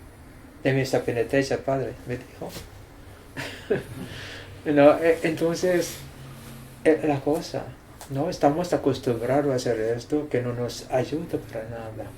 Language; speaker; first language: Spanish; non-native, fluent; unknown